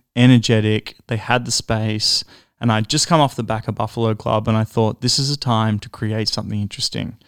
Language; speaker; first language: English; native; English